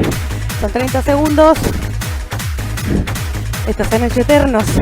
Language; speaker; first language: Spanish; native; Spanish